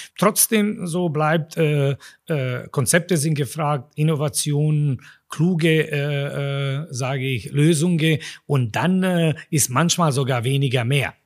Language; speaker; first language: German; non-native, fluent; Serbian